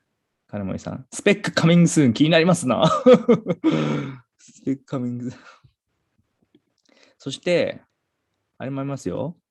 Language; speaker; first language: Japanese; native; Japanese